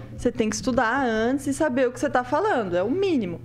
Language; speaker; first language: Portuguese; native; Portuguese